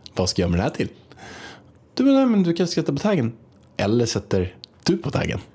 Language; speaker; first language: Swedish; early bilingual, other home language; Spanish